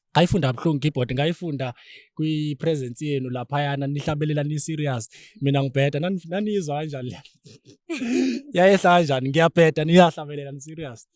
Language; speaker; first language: Zulu; non-native, local second language; Xhosa